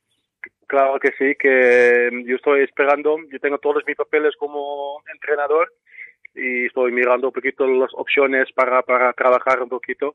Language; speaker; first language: Spanish; non-native, fluent; Dutch